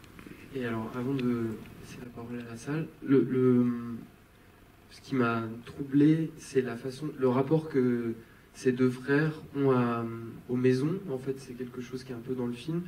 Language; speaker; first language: French; native; French